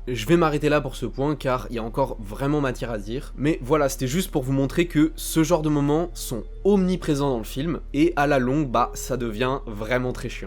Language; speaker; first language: French; native; French